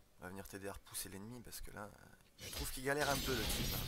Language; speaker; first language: French; native; French